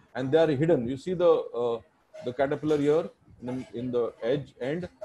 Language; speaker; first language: English; non-native, local second language; Marathi